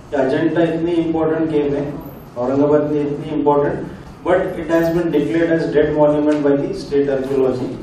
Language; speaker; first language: Hindi; non-native, local second language; Marathi